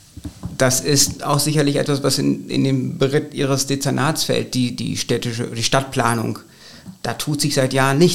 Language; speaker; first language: German; native; German